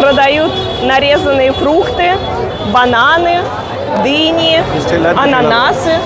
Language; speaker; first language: Russian; native; Russian